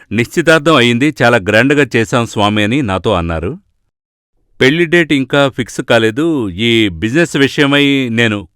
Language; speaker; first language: Telugu; non-native, fluent; Malayalam